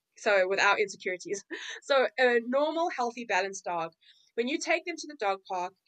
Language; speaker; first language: English; native; English